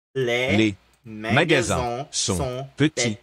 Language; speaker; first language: French; non-native, learner; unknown